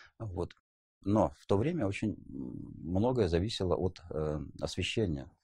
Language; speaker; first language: Russian; native; Russian